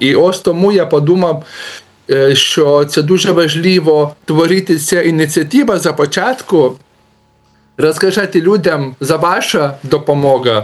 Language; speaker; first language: Ukrainian; non-native, learner; Lithuanian